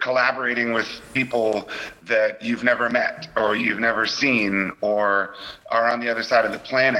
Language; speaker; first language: English; native; English